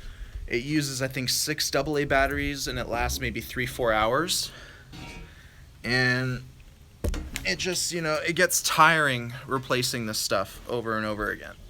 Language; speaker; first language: English; native; English